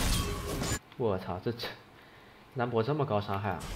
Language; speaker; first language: Chinese; native; Chinese